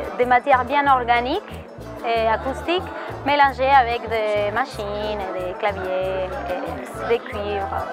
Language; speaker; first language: French; non-native, fluent; Spanish